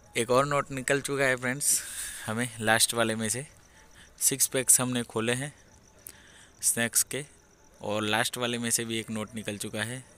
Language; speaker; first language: Hindi; native; Hindi